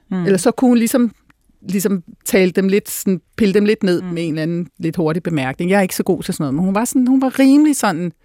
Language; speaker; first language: Danish; native; Danish